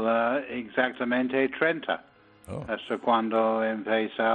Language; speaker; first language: Spanish; non-native, learner; English